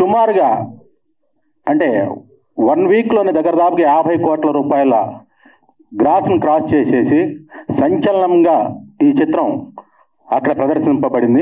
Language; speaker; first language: Telugu; native; Telugu